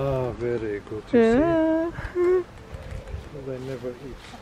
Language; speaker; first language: English; non-native, learner; Dutch